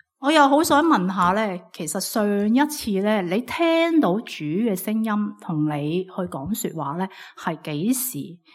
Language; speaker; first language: Cantonese; native; Cantonese